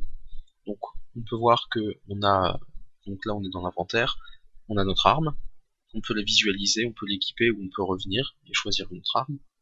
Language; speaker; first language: French; native; French